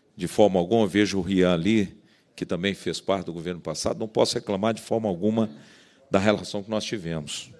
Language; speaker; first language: Portuguese; native; Portuguese